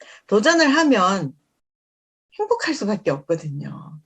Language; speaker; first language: Korean; native; Korean